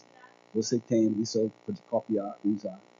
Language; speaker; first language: Portuguese; non-native, learner; English